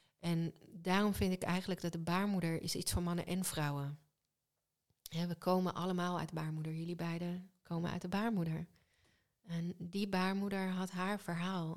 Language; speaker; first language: Dutch; early bilingual, other home language; Hebrew